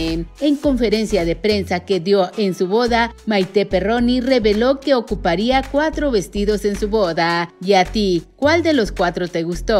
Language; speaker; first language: Spanish; native; Spanish